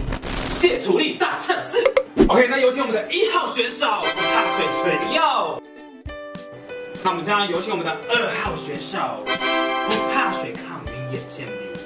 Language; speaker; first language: Chinese; native; Chinese